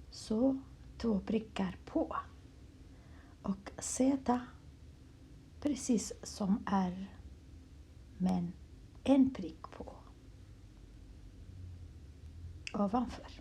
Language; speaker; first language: Swedish; non-native, local second language; Kurdish